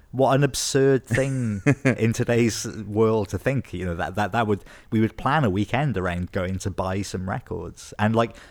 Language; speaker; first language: English; native; English